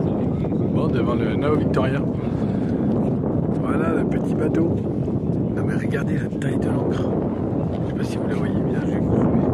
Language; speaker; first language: French; native; French